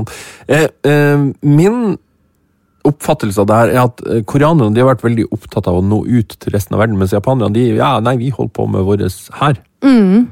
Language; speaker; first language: Norwegian; native; Norwegian